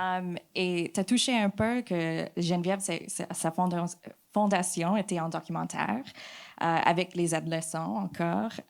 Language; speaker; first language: French; non-native, fluent; English